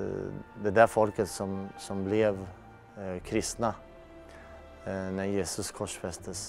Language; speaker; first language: Swedish; early bilingual, other home language; Turoyo